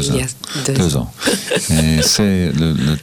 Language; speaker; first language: French; non-native, fluent; English